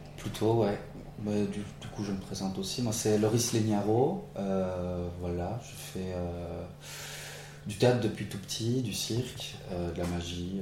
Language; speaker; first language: French; native; French